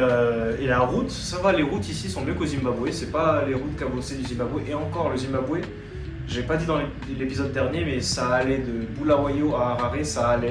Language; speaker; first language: French; native; French